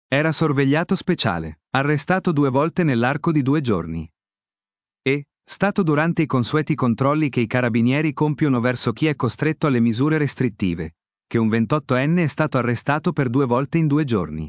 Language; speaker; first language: Italian; native; Italian